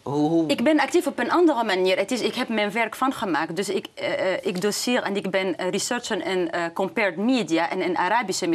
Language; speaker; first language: Dutch; non-native, fluent; Arabic